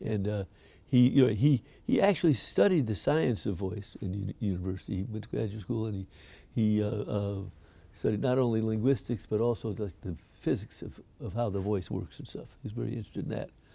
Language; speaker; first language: English; native; English